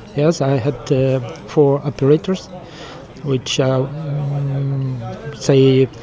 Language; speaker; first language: English; non-native, fluent; Ukrainian